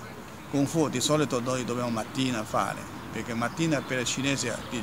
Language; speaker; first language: Italian; non-native, learner; Chinese